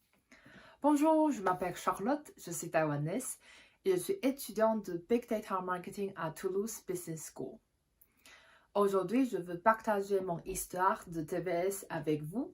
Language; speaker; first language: French; non-native, fluent; Chinese